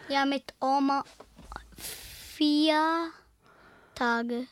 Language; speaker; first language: German; non-native, learner; Italian